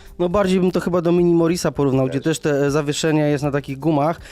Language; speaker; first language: Polish; native; Polish